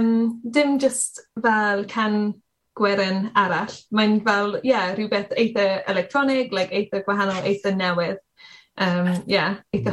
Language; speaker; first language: Welsh; non-native, learner; English